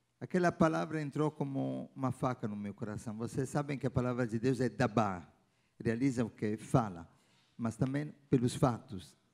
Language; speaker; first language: Portuguese; non-native, fluent; Italian